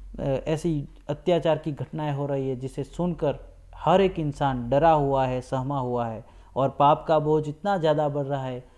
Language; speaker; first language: Hindi; non-native, local second language; Gujarati